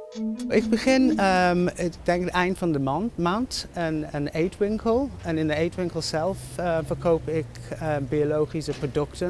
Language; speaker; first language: Dutch; non-native, fluent; English